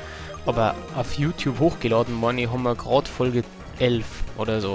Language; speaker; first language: German; native; German